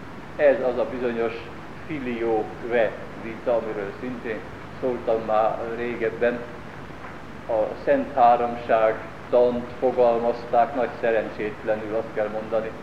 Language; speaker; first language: Hungarian; native; Hungarian